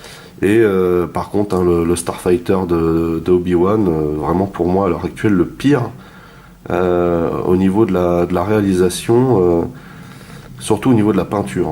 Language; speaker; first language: French; native; French